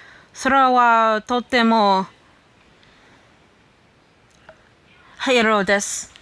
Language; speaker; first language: Japanese; non-native, learner; English